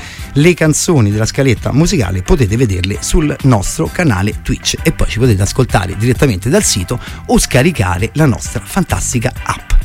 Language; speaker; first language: Italian; native; Italian